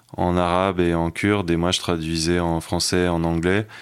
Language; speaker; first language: French; native; French